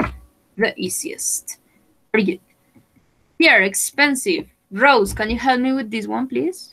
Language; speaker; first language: English; non-native, fluent; Spanish